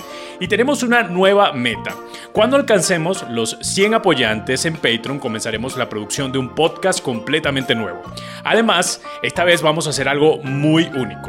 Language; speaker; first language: Spanish; native; Spanish